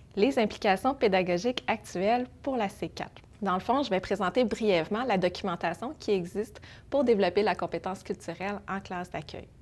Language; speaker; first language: French; early bilingual, other home language; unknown